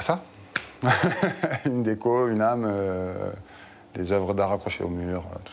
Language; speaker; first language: French; native; French